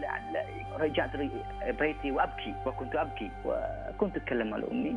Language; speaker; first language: Arabic; non-native, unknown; Thai